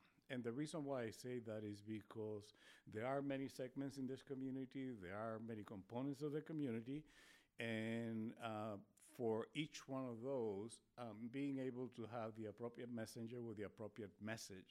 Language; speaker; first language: English; non-native, fluent; Spanish